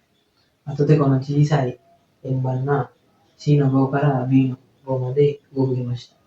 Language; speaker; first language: Japanese; non-native, learner; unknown